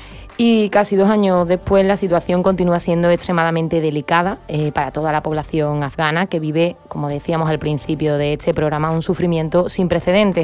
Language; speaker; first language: Spanish; native; Spanish